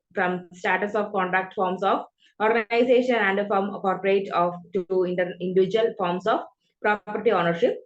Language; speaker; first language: English; non-native, local second language; Malayalam